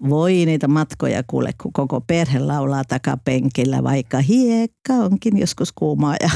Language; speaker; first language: Finnish; native; Finnish